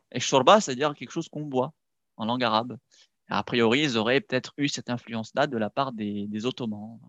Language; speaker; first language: French; non-native, local second language; Arabic